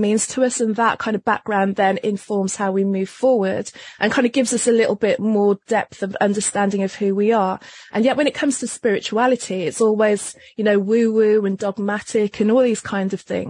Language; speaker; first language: English; native; English